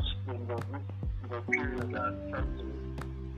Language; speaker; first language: English; non-native, local second language; Yoruba